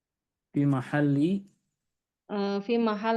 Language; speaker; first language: Arabic; non-native, fluent; Indonesian